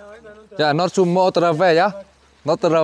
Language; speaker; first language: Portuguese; non-native, learner; Vietnamese